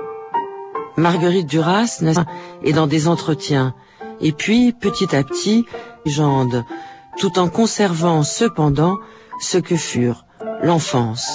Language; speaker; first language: French; native; French